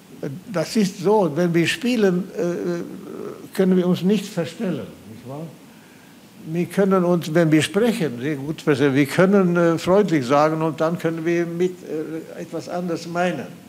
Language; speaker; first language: German; non-native, fluent; Swedish